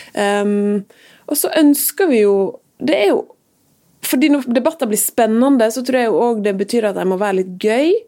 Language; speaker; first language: Norwegian; native; Norwegian